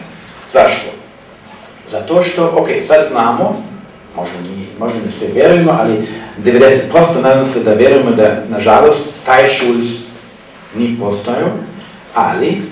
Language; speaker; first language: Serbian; non-native, fluent; German